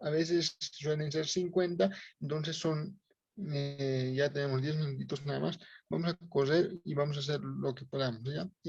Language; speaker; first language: Spanish; native; Spanish